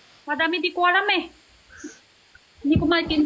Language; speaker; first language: Filipino; non-native, learner; Chinese